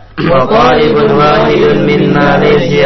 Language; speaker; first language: Arabic; non-native, learner; Indonesian